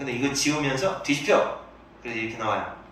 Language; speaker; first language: Korean; native; Korean